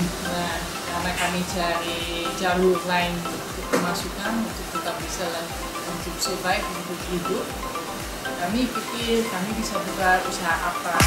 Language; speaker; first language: Indonesian; non-native, fluent; Dutch